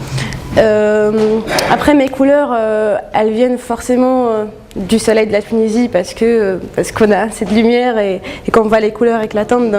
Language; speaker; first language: French; non-native, local second language; Arabic